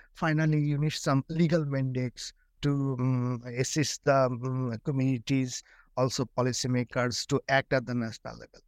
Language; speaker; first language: English; non-native, local second language; Bangla